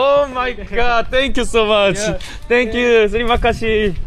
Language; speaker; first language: English; non-native, learner; Korean